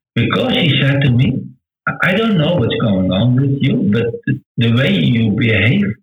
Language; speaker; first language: English; non-native, learner; Dutch